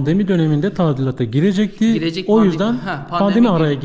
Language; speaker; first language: Turkish; native; Turkish